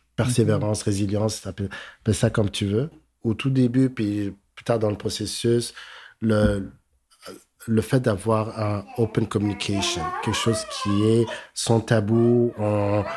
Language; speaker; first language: French; native; French